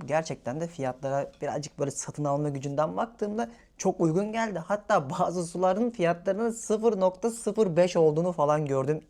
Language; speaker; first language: Turkish; native; Turkish